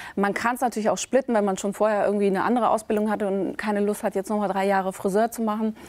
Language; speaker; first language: German; native; German